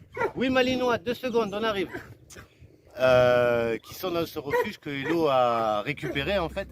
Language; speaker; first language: French; native; French